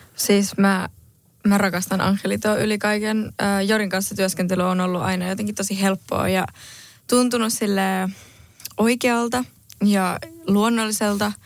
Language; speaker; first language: Finnish; early bilingual, heritage; Spanish